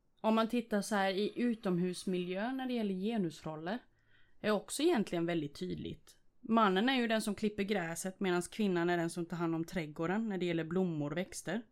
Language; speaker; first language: Swedish; early bilingual, other home language; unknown